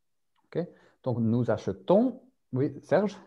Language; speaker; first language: French; non-native, fluent; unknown